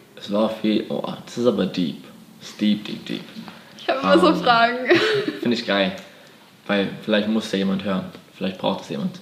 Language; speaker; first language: German; native; German